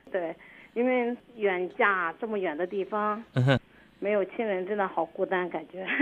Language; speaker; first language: Chinese; native; Chinese